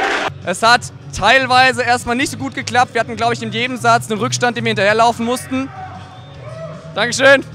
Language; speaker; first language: German; native; German